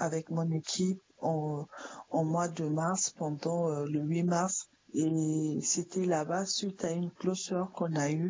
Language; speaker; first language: French; non-native, local second language; Sango